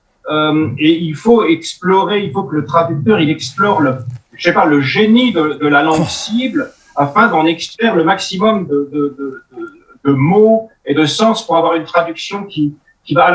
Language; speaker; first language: French; native; French